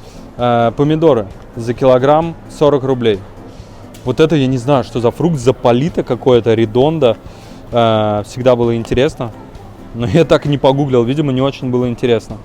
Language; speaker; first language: Russian; native; Russian